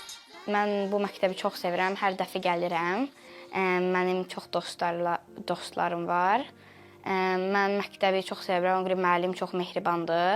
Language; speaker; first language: Azerbaijani; early bilingual, heritage; Azerbaijani